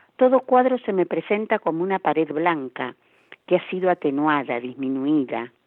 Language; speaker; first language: Spanish; native; Spanish